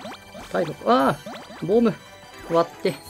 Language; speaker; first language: Japanese; native; Japanese